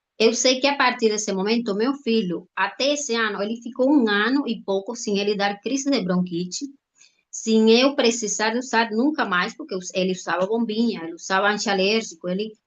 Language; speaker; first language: Portuguese; non-native, fluent; Spanish